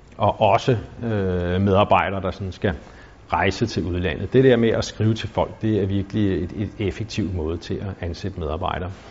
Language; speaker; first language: Danish; native; Danish